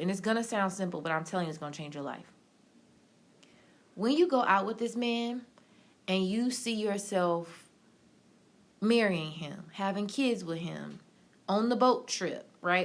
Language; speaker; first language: English; native; English